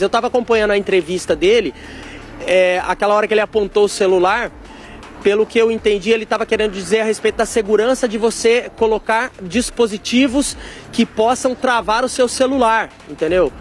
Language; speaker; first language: Portuguese; native; Portuguese